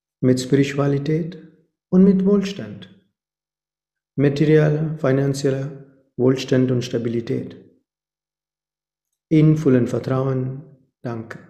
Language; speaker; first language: German; non-native, fluent; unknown